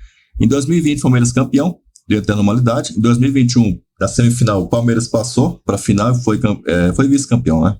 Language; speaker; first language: Portuguese; native; Portuguese